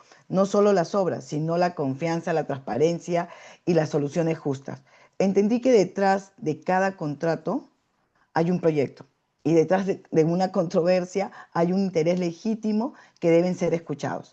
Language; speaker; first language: Spanish; native; Spanish